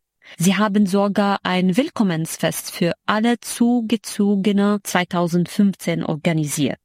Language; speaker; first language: German; non-native, fluent; Arabic